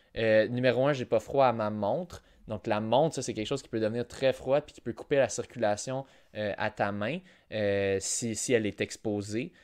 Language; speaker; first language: French; native; French